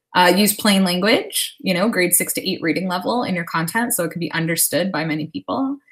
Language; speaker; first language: English; native; English